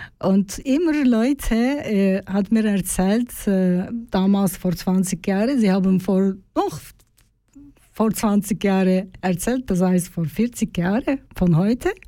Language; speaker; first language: German; non-native, learner; Turkish